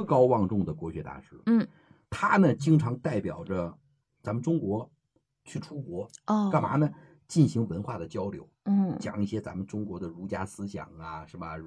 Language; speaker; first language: Chinese; native; Chinese